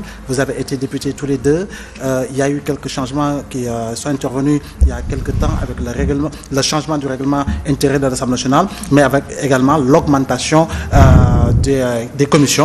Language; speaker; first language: French; non-native, local second language; Wolof